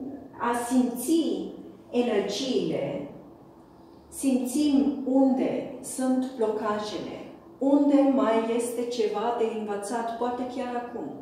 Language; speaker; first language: Romanian; non-native, fluent; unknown